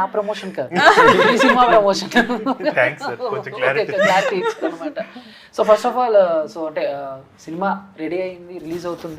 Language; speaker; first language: Telugu; native; Telugu